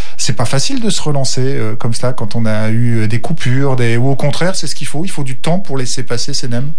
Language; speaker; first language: French; native; French